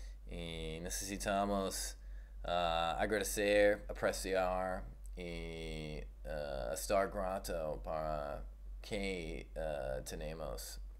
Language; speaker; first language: Spanish; non-native, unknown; English